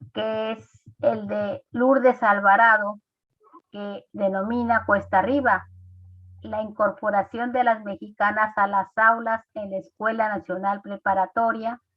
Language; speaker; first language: Spanish; native; Spanish